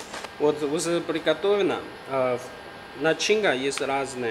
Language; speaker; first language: Russian; non-native, learner; Chinese